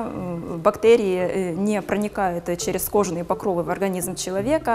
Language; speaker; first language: Russian; native; Russian